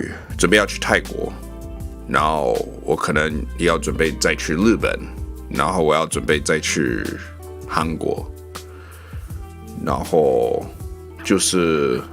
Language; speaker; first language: Chinese; non-native, learner; English